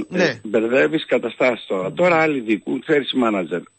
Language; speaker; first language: Greek; native; Greek